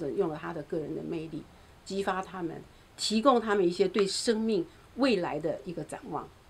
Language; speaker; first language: Chinese; native; Chinese